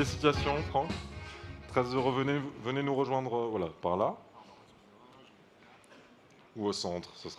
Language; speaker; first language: French; native; French